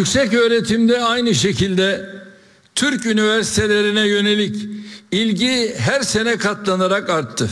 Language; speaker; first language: Turkish; native; Turkish